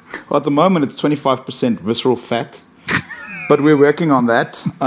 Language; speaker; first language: English; non-native, local second language; Afrikaans